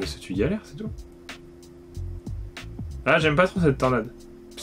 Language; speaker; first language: French; native; French